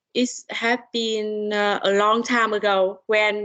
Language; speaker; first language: English; non-native, learner; Vietnamese